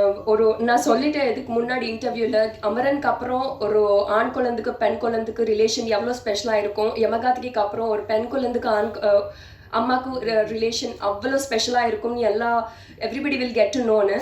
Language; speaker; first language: Tamil; non-native, learner; Telugu